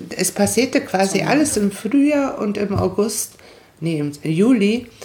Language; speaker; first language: German; non-native, fluent; Spanish